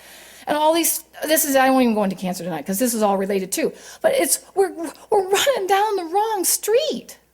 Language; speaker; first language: English; native; English